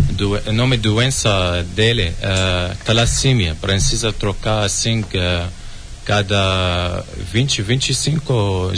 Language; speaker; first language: Portuguese; non-native, learner; Arabic